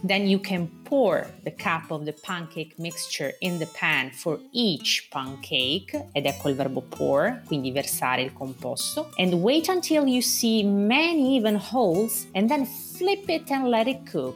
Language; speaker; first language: English; non-native, fluent; Italian